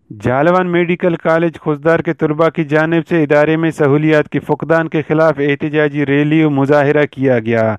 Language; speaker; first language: Urdu; non-native, local second language; Baluchi